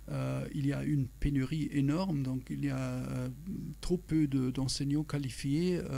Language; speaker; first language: French; non-native, fluent; German